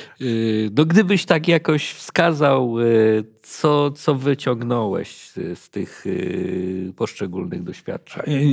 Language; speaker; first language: Polish; native; Polish